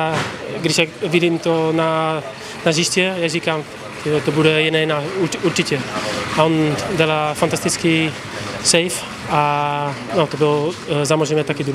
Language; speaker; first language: Czech; non-native, learner; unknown